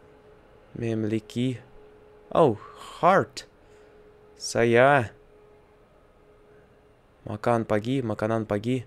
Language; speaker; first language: Indonesian; non-native, learner; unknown